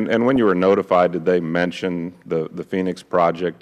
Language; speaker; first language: English; native; English